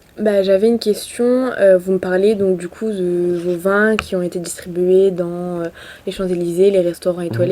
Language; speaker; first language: French; native; French